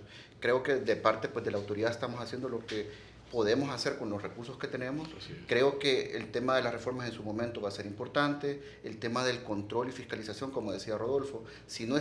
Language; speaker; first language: Spanish; native; Spanish